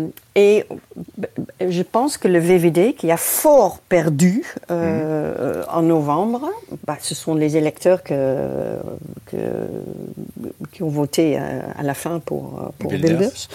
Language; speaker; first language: French; non-native, fluent; Dutch